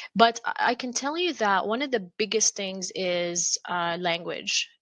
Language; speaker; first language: English; non-native, fluent; Arabic